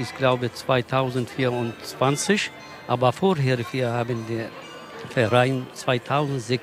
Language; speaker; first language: German; non-native, learner; Kurdish